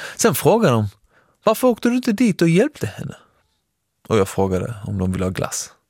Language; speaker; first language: Swedish; early bilingual, other home language; Persian